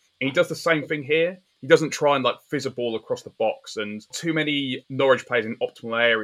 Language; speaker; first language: English; native; English